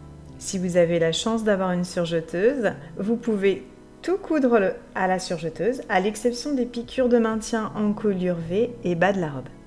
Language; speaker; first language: French; native; French